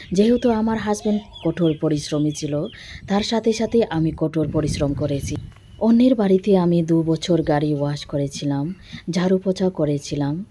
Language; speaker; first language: Bangla; non-native, local second language; Bodo